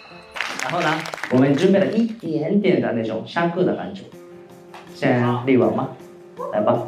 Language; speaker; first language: Chinese; non-native, fluent; Japanese